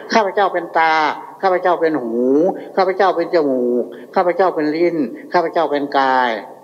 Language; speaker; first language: Thai; native; Thai